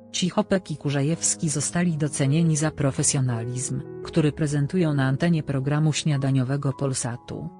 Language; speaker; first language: Polish; native; Polish